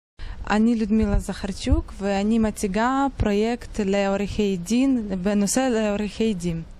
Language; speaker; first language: Hebrew; non-native, learner; Russian